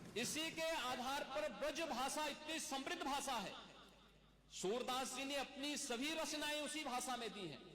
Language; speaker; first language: Hindi; native; Hindi